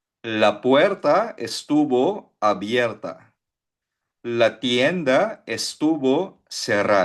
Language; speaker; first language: Spanish; non-native, fluent; Filipino